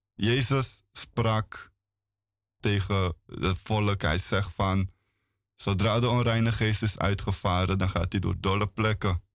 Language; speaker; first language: Dutch; early bilingual, other home language; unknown